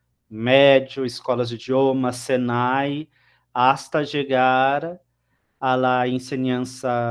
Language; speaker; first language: Spanish; non-native, fluent; Portuguese